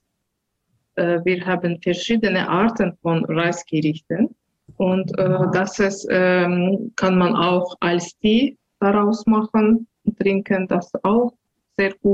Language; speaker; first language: German; non-native, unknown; Azerbaijani